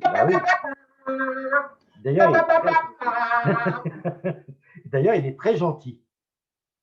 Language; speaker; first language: French; native; French